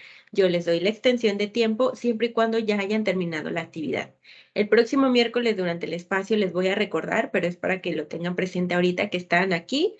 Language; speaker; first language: Spanish; native; Spanish